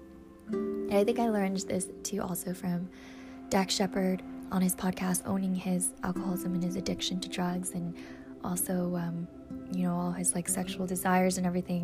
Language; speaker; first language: English; native; English